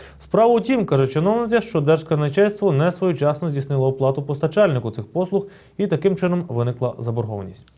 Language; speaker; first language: Ukrainian; native; Ukrainian